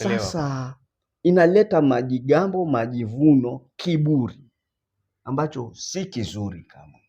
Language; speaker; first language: Swahili; non-native, local second language; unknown